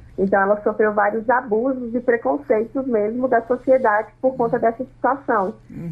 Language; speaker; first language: Portuguese; non-native, local second language; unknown